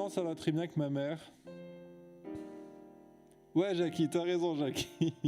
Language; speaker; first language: French; native; French